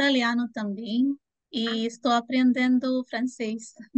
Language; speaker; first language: Portuguese; non-native, fluent; Spanish